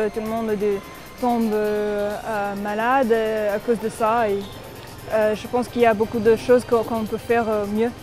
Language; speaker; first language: French; non-native, fluent; English